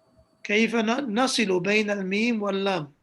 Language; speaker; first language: Arabic; non-native, fluent; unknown